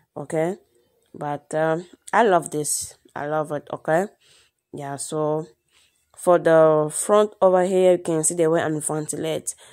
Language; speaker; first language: English; non-native, learner; Lingala